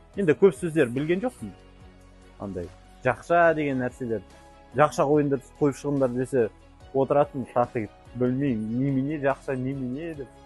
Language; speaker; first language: Kazakh; non-native, local second language; Russian